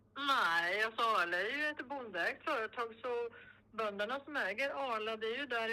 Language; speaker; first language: Swedish; native; Swedish